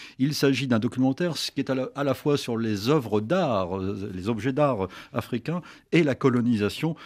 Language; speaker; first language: French; native; French